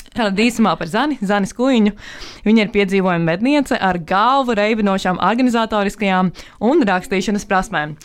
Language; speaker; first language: Latvian; native; Latvian